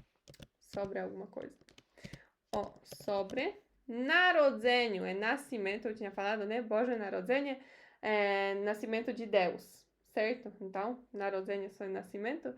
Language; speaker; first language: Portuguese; non-native, fluent; Polish